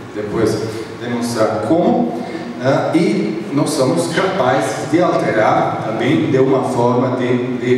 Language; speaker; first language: Portuguese; non-native, fluent; Serbian